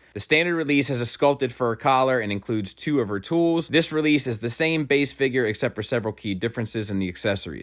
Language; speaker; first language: English; native; English